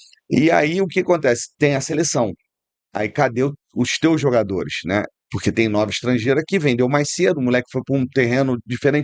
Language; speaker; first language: Portuguese; native; Portuguese